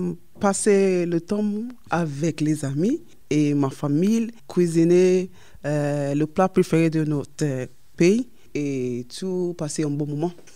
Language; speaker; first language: French; non-native, learner; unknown